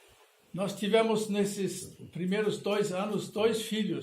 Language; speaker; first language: Portuguese; non-native, fluent; German